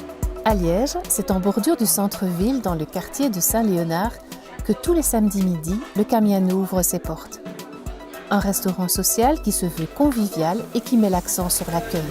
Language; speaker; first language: French; native; French